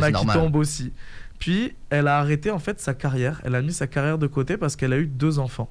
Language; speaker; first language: French; native; French